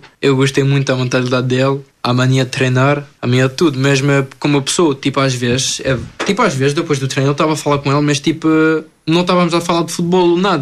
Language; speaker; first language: Portuguese; early bilingual, other home language; French